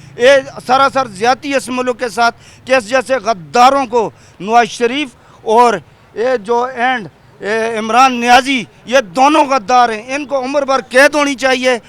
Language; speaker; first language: Urdu; non-native, local second language; Pashto